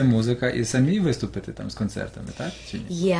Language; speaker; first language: Ukrainian; native; Ukrainian